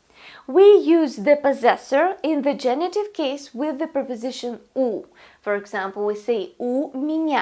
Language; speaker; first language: English; non-native, fluent; Russian